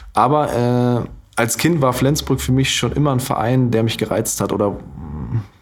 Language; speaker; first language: German; native; German